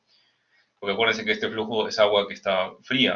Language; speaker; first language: Spanish; native; Spanish